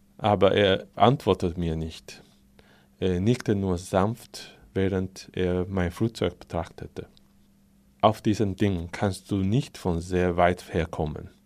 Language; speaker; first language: German; non-native, fluent; Chinese